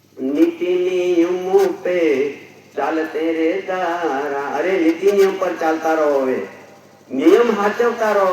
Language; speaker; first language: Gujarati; non-native, local second language; Bhili